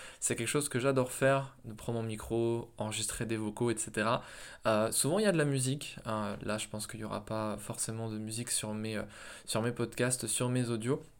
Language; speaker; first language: French; native; French